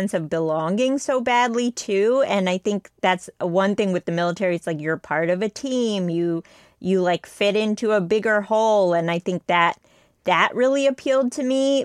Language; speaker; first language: English; native; English